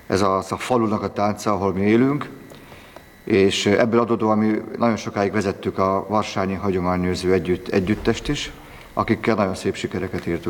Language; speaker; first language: Hungarian; native; Hungarian